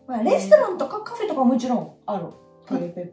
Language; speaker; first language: Japanese; non-native, fluent; Russian